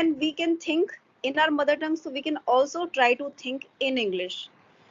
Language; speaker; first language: English; non-native, local second language; Hindi